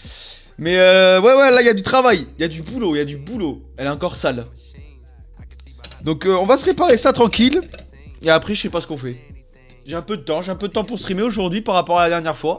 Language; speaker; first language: French; native; French